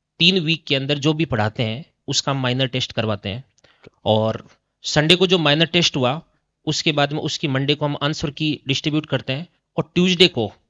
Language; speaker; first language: Hindi; native; Hindi